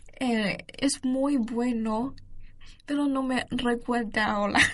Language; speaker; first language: Spanish; non-native, learner; Chinese